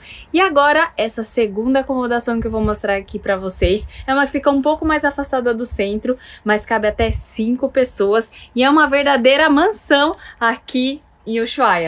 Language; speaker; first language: Portuguese; native; Portuguese